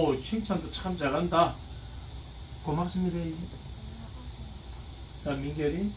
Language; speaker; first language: Korean; native; Korean